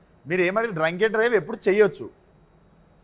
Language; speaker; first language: Telugu; native; Telugu